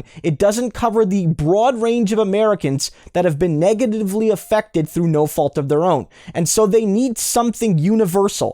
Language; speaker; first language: English; native; English